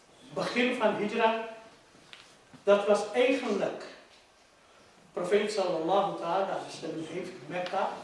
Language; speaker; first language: Dutch; non-native, fluent; Urdu